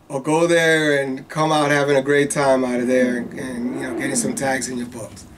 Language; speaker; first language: English; native; English